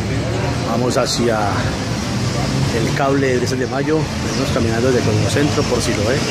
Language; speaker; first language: Spanish; native; Spanish